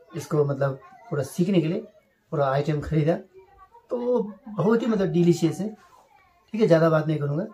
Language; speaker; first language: Hindi; native; Hindi